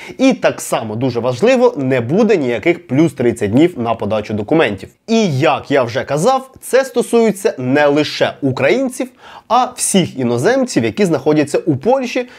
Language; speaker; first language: Ukrainian; non-native, local second language; Russian